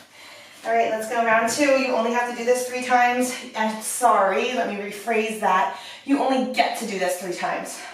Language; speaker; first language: English; native; English